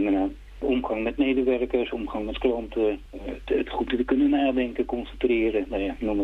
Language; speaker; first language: Dutch; native; Dutch